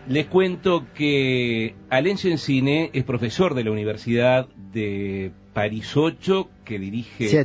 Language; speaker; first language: Spanish; native; Spanish